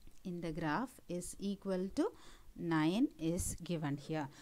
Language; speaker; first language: English; non-native, local second language; Malayalam